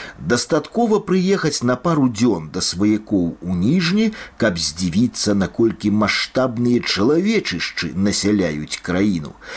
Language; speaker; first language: Belarusian; native; Belarusian